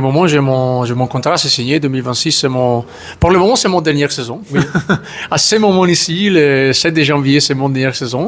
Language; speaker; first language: French; non-native, learner; Italian